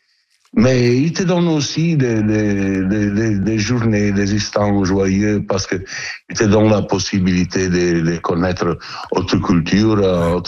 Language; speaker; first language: French; non-native, fluent; Italian